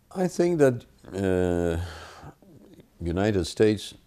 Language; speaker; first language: English; non-native, fluent; Spanish